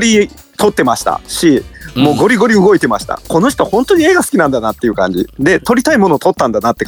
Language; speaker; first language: Japanese; native; Japanese